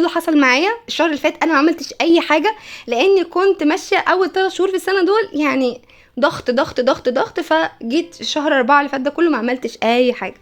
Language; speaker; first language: Arabic; native; Arabic